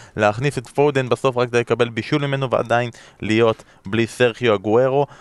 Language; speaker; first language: Hebrew; native; Hebrew